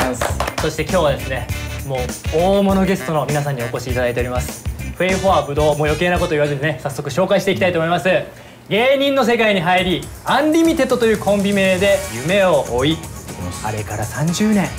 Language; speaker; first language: Japanese; native; Japanese